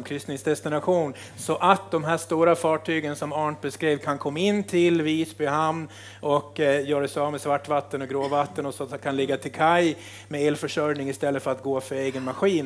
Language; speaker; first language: Swedish; native; Swedish